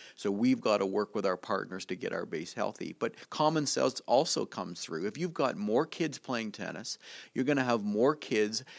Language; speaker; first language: English; native; English